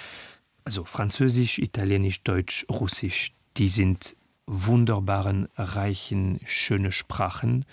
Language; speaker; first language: German; non-native, fluent; French